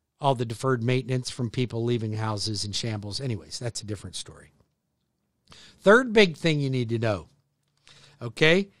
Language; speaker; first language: English; native; English